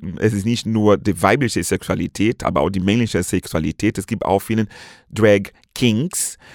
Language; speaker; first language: German; non-native, fluent; Portuguese